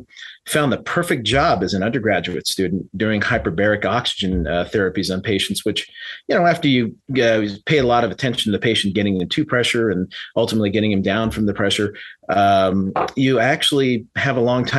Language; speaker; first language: English; native; English